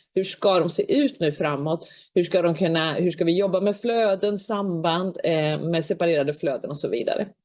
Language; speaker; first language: Swedish; native; Swedish